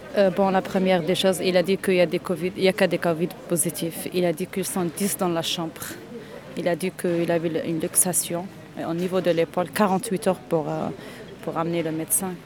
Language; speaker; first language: French; non-native, local second language; Arabic